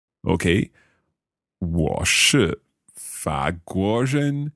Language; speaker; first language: Chinese; non-native, learner; English